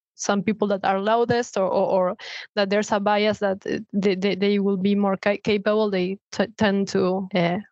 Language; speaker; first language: English; non-native, fluent; Spanish